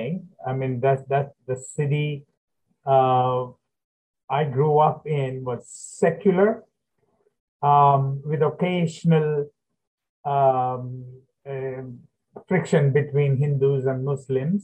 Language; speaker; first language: English; non-native, local second language; Telugu